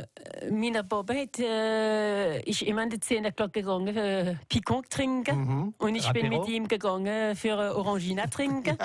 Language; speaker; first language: German; non-native, local second language; French